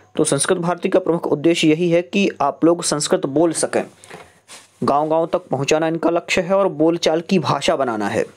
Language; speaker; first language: Hindi; native; Hindi